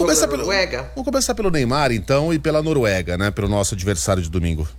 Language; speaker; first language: Portuguese; native; Portuguese